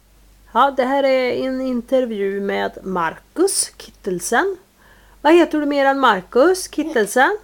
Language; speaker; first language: Swedish; native; Swedish